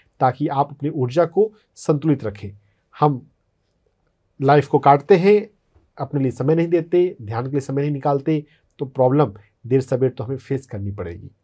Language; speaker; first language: Hindi; native; Hindi